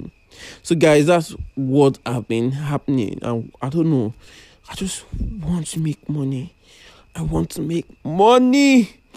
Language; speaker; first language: English; non-native, local second language; Yoruba